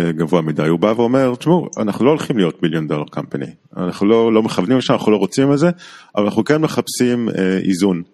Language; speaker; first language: Hebrew; native; Hebrew